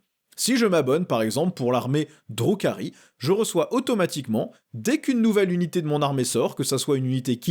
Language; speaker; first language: French; native; French